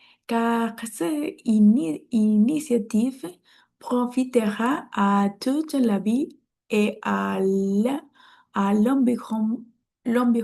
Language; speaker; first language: French; non-native, learner; Spanish